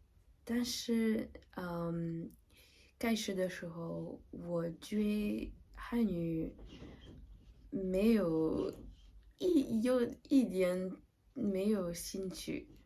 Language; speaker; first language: Chinese; non-native, learner; French